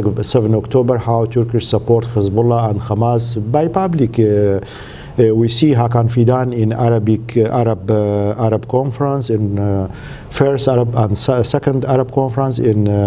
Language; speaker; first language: English; non-native, learner; Central Kurdish